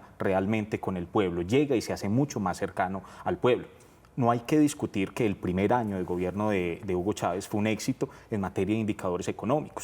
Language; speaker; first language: Spanish; native; Spanish